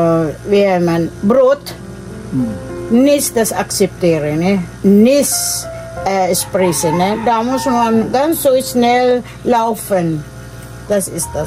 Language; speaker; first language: German; non-native, learner; Filipino